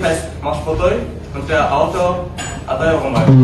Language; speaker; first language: German; non-native, learner; Kyrgyz